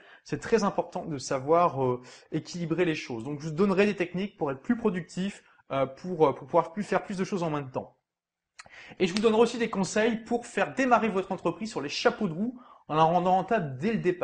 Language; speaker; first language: French; native; French